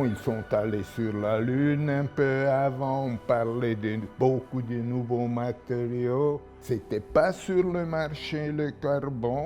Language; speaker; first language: French; non-native, local second language; German